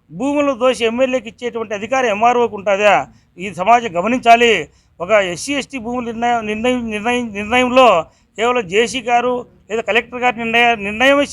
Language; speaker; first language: Telugu; native; Telugu